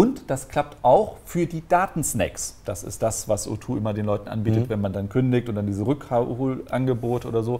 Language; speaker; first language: German; native; German